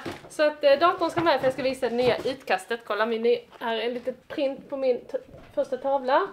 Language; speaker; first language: Swedish; native; Swedish